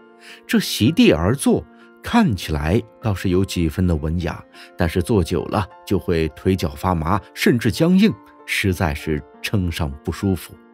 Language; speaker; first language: Chinese; native; Chinese